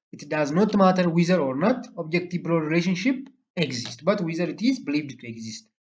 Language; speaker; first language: English; non-native, local second language; Amharic